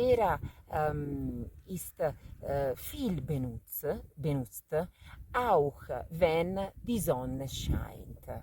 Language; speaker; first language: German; non-native, fluent; Italian